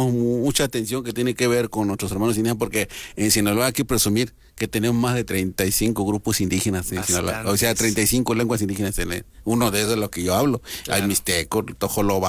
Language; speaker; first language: Spanish; non-native, local second language; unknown